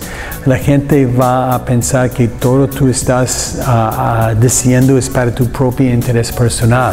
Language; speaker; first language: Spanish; non-native, learner; English